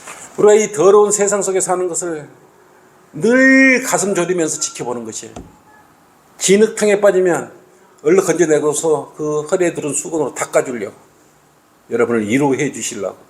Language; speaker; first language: Korean; native; Korean